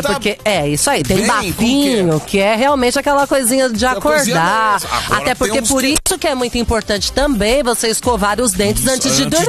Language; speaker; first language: Portuguese; native; Portuguese